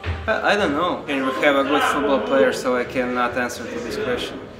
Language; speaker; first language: English; non-native, learner; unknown